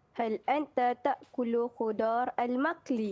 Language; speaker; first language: Arabic; non-native, learner; Malay